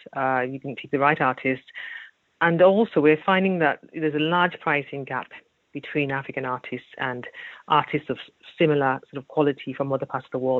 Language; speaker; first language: English; non-native, local second language; Yoruba